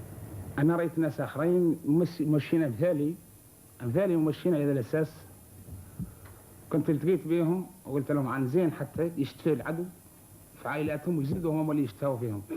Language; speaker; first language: Arabic; native; Arabic